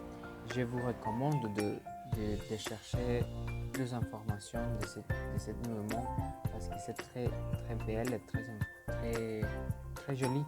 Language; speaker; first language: French; non-native, learner; Spanish